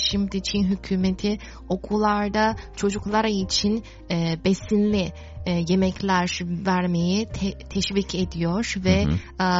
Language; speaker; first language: Turkish; non-native, fluent; Chinese